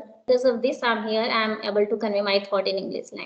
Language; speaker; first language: English; non-native, local second language; Hindi